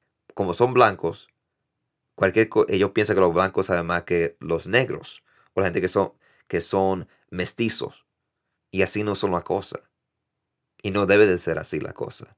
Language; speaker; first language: Spanish; early bilingual, heritage; Spanish